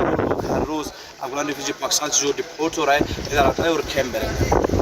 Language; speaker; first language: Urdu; non-native, fluent; Pashto